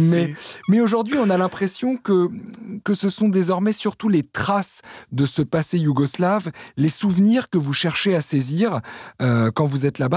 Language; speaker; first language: French; native; French